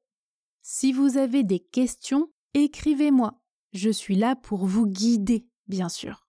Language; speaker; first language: French; native; French